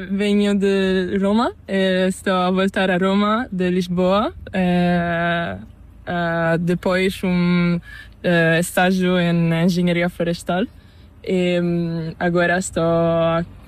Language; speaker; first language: Spanish; non-native, learner; Italian